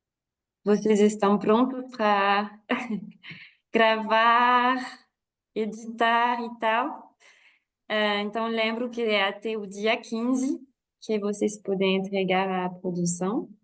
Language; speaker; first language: Portuguese; non-native, fluent; French